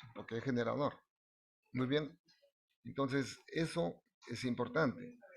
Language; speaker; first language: Spanish; native; Spanish